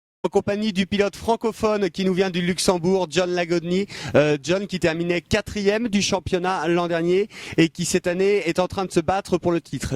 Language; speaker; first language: French; native; French